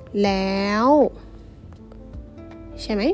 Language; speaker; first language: Thai; non-native, fluent; Burmese